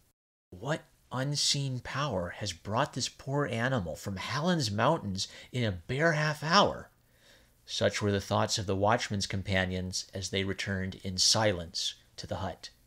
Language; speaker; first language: English; native; English